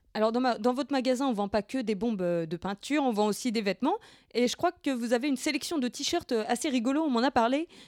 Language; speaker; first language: French; native; French